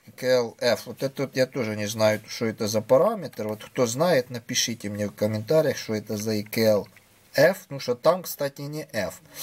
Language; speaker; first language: Russian; non-native, local second language; Ukrainian